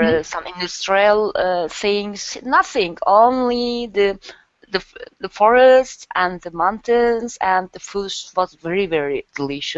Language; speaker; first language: English; non-native, learner; Turkish